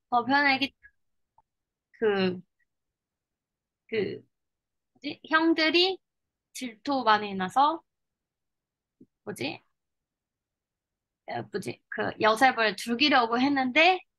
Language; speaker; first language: Korean; non-native, learner; Chinese